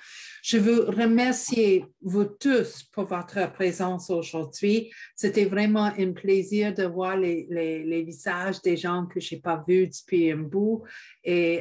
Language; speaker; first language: French; non-native, fluent; English